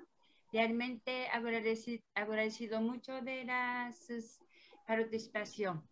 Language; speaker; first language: Spanish; non-native, learner; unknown